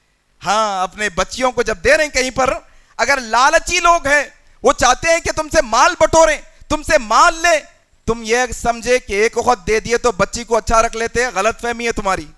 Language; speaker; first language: Urdu; native; Urdu